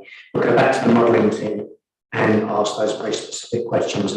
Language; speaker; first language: English; native; English